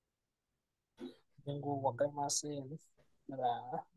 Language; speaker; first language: Japanese; non-native, learner; Vietnamese